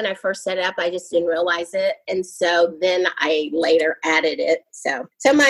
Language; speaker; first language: English; native; English